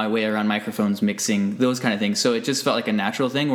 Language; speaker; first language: English; native; English